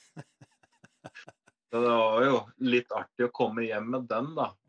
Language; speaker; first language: Norwegian; native; Norwegian